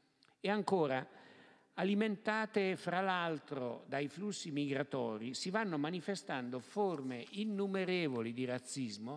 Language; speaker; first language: Italian; native; Italian